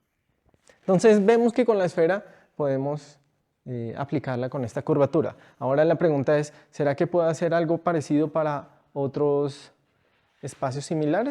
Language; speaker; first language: Spanish; native; Spanish